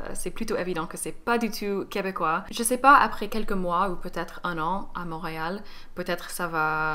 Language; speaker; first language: French; non-native, fluent; English